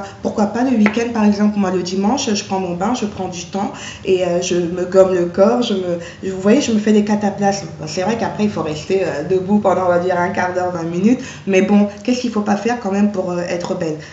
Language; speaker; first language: French; native; French